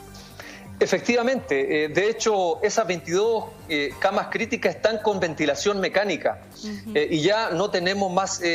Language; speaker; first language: Spanish; native; Spanish